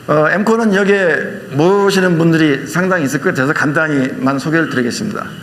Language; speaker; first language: Korean; native; Korean